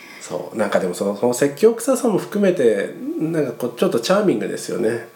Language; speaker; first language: Japanese; native; Japanese